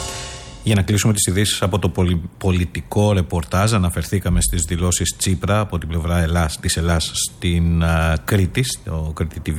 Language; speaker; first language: Greek; native; Greek